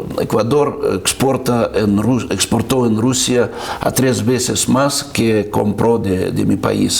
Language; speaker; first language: Spanish; non-native, fluent; Russian